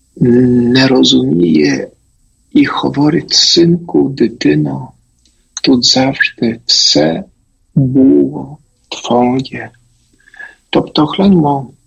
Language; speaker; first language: Ukrainian; non-native, fluent; Polish